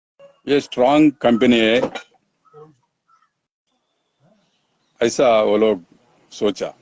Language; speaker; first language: Hindi; non-native, local second language; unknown